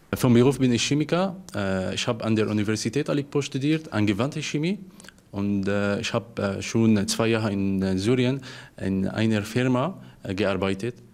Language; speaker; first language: German; non-native, learner; Arabic